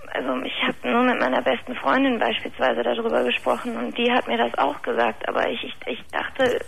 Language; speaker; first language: German; native; German